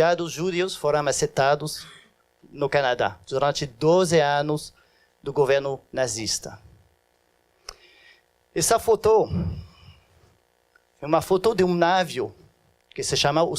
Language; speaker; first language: Portuguese; non-native, fluent; French